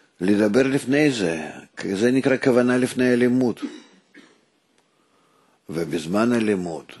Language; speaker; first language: Hebrew; non-native, fluent; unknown